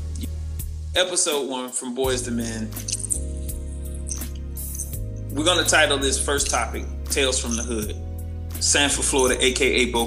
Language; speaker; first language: English; native; English